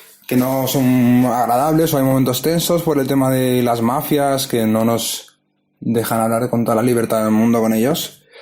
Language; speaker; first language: Spanish; native; Spanish